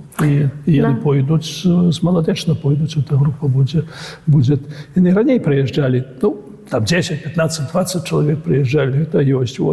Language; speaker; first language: Belarusian; native; Belarusian